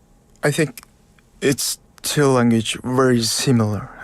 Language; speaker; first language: English; non-native, learner; Mongolian